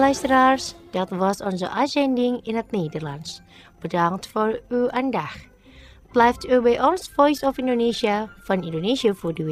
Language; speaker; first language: Dutch; non-native, fluent; Indonesian